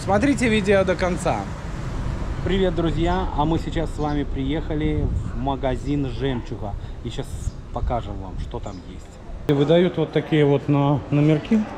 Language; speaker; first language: Russian; native; Russian